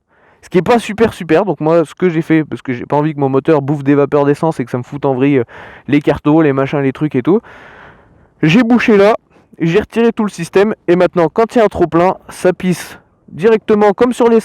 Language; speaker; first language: French; native; French